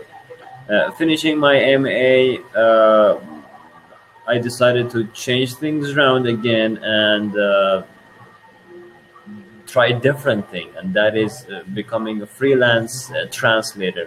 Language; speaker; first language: English; non-native, fluent; Persian